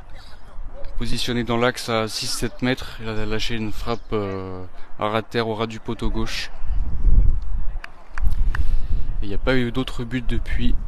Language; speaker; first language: French; native; French